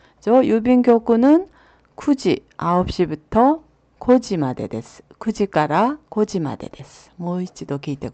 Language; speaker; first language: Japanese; non-native, fluent; Korean